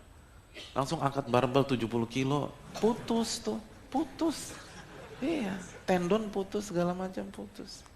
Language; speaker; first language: Indonesian; native; Indonesian